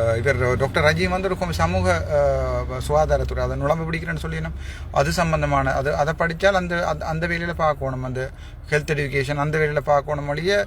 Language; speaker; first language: Tamil; native; Tamil